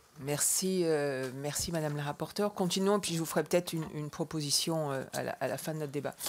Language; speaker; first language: French; native; French